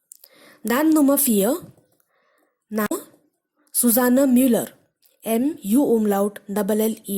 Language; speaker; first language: German; non-native, fluent; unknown